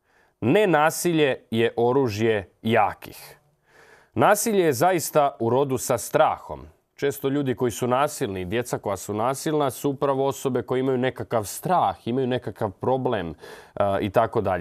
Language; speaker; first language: Serbian; native; Serbian